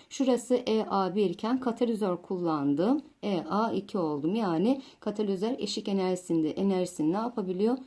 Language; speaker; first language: Turkish; native; Turkish